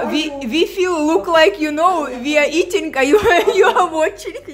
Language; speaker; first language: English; non-native, learner; Russian